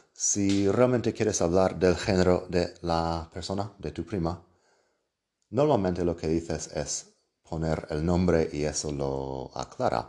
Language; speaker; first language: Spanish; non-native, fluent; English